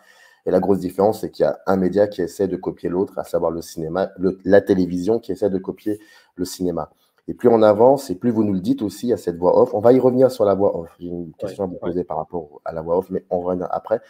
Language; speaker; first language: French; native; French